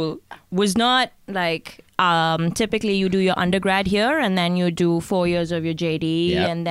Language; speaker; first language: English; non-native, local second language; Urdu